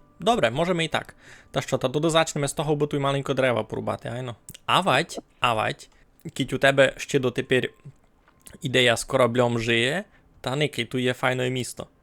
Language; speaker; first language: Ukrainian; native; Ukrainian